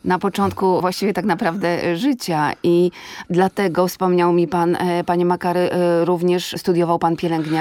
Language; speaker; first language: Polish; native; Polish